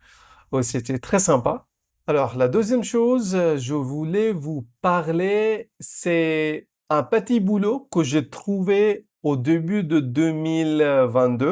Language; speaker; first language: French; non-native, fluent; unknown